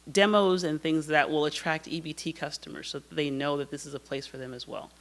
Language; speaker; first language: English; native; English